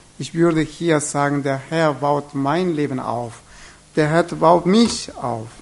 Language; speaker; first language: German; non-native, fluent; Spanish